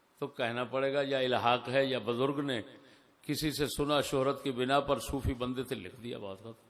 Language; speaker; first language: Urdu; non-native, local second language; Punjabi